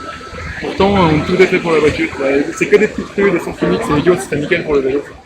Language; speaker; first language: French; native; French